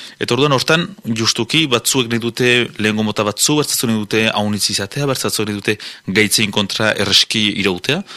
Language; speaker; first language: Basque; native; Basque